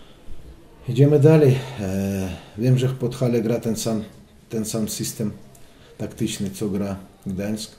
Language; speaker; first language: Polish; non-native, fluent; Russian